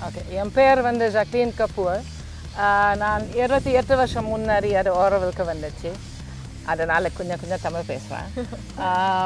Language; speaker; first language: Tamil; non-native, learner; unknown